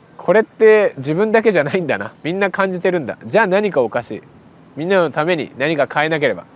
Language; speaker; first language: Japanese; early bilingual, other home language; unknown